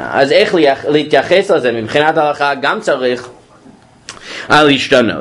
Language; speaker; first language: Hebrew; non-native, fluent; English